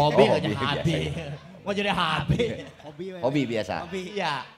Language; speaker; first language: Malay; non-native, local second language; Sundanese